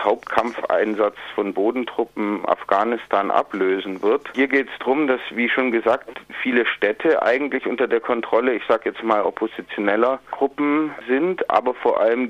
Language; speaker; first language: German; native; German